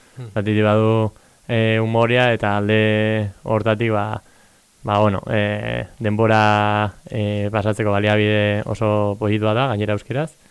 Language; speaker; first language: Basque; native; Basque